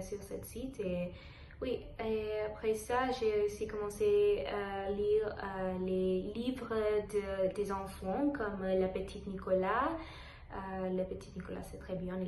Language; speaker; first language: French; non-native, learner; Telugu